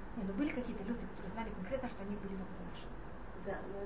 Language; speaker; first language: Russian; non-native, fluent; Hebrew